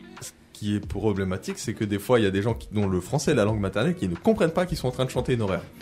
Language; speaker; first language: French; native; French